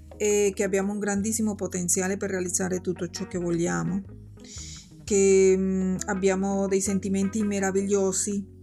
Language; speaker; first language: Italian; non-native, fluent; Spanish